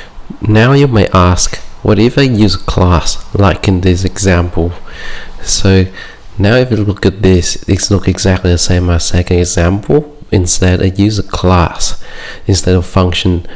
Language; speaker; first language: English; non-native, fluent; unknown